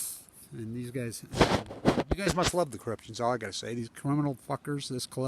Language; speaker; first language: English; native; English